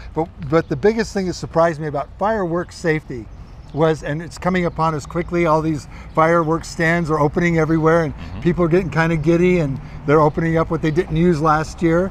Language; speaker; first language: English; native; English